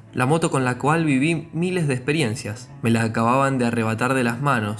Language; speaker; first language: Spanish; native; Spanish